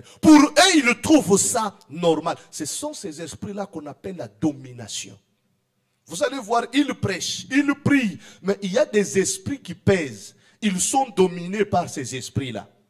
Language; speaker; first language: French; non-native, local second language; Swahili